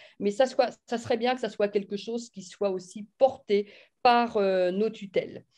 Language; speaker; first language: French; native; French